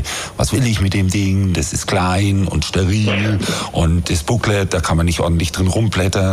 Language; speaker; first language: German; native; German